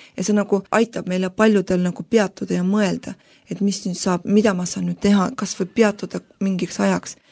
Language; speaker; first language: Estonian; non-native, local second language; Russian